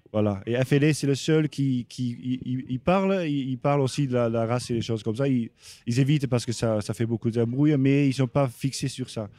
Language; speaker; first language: French; early bilingual, heritage; French